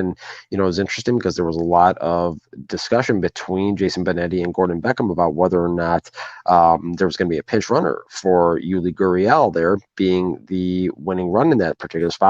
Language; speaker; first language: English; native; English